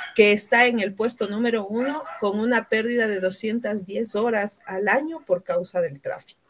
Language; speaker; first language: Spanish; native; Spanish